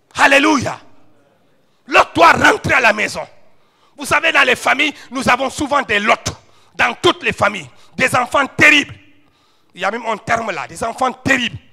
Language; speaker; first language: French; non-native, local second language; Wolof